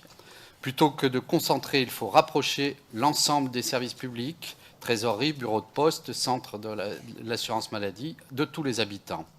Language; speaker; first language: French; native; French